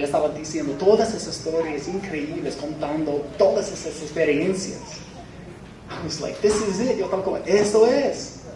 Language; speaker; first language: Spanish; non-native, fluent; English